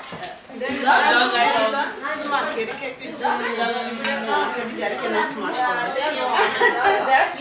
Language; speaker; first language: Norwegian; non-native, learner; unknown